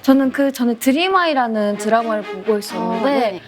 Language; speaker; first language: Korean; non-native, fluent; Japanese